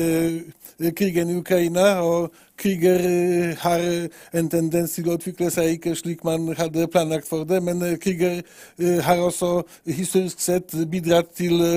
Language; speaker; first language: Norwegian; non-native, fluent; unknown